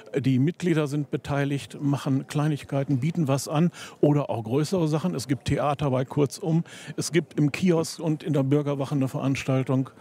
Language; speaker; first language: German; native; German